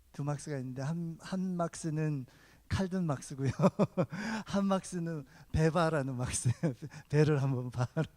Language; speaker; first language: Korean; native; Korean